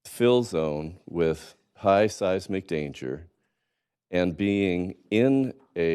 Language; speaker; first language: English; native; English